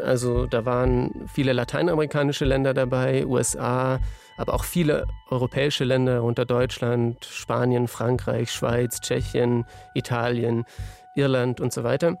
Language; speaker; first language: German; native; German